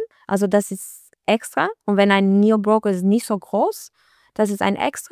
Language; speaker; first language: German; non-native, learner; Albanian